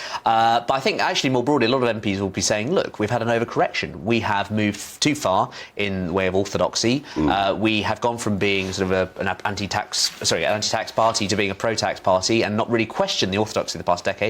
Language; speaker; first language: English; native; English